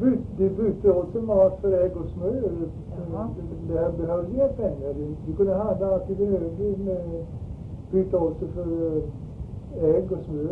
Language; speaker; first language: Swedish; early bilingual, heritage; Swedish